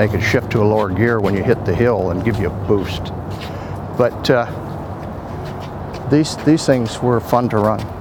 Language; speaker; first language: English; native; English